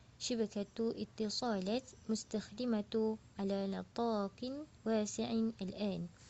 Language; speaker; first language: Arabic; non-native, learner; Malay